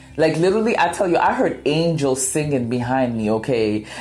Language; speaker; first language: English; non-native, local second language; Akan